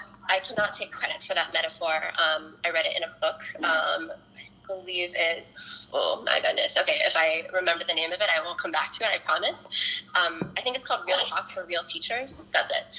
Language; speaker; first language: English; native; English